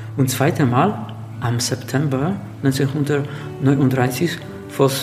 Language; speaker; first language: German; non-native, learner; Polish